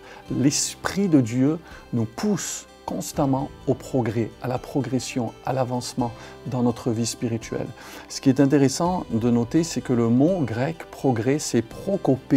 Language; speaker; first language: French; native; French